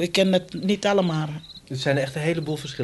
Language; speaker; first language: Dutch; non-native, fluent; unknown